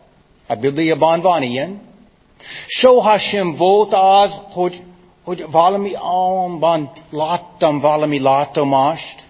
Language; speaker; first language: Hungarian; non-native, fluent; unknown